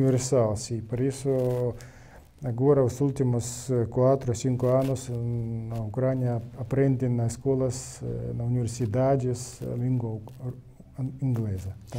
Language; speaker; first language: Portuguese; non-native, learner; Ukrainian